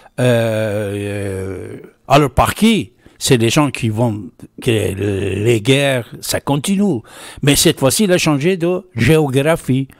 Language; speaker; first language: French; non-native, fluent; Persian